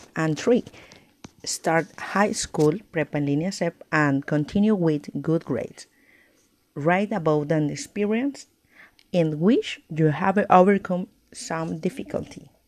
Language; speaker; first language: English; non-native, learner; Spanish